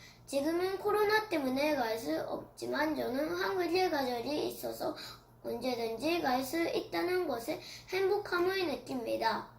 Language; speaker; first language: Korean; early bilingual, heritage; Korean